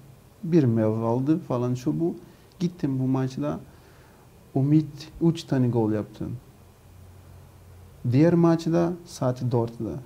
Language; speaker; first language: Turkish; non-native, learner; Portuguese